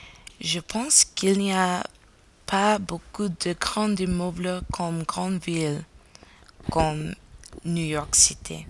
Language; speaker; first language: French; non-native, learner; English